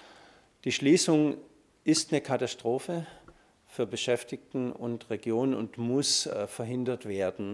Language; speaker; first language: German; native; German